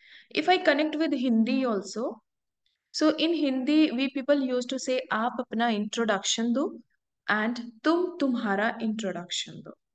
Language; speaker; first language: English; non-native, local second language; Hindi